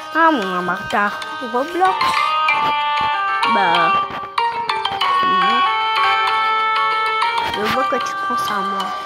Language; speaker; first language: French; non-native, local second language; Arabic